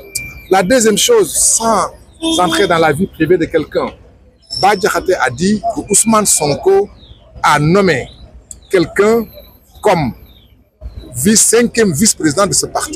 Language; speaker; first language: French; non-native, local second language; Wolof